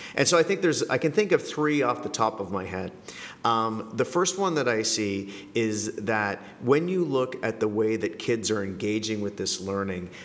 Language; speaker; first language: English; native; English